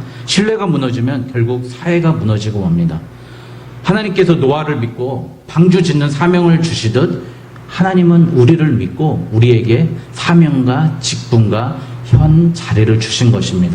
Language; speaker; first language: Korean; native; Korean